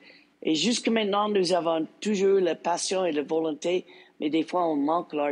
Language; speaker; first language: French; non-native, local second language; English